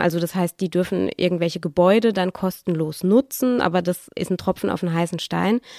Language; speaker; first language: German; native; German